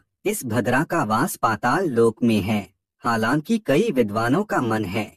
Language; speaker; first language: Hindi; native; Hindi